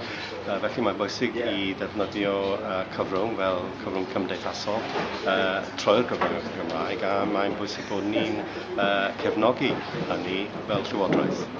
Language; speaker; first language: Welsh; non-native, learner; English